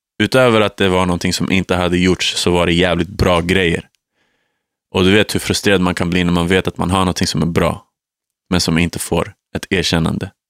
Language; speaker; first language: Swedish; native; Swedish